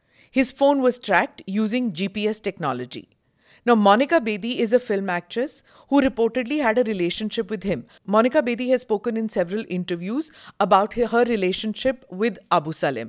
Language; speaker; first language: English; non-native, local second language; Hindi